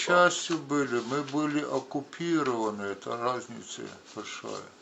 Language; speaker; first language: Russian; non-native, local second language; Ukrainian